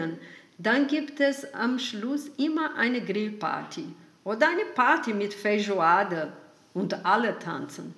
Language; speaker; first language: German; non-native, fluent; Portuguese